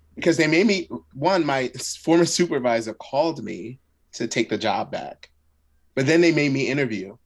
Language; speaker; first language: English; early bilingual, other home language; Arabic